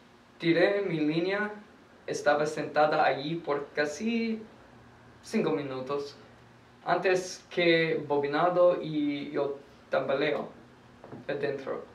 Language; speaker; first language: Spanish; non-native, learner; English